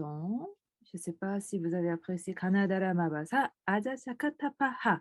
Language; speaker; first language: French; non-native, fluent; Korean